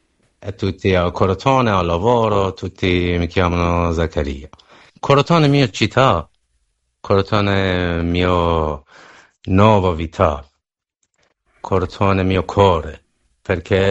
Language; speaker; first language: Italian; non-native, learner; Persian